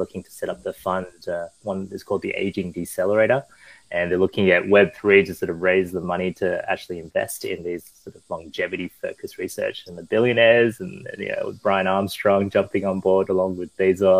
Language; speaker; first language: English; early bilingual, other home language; Chinese